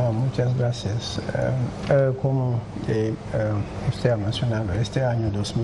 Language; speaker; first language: Spanish; non-native, fluent; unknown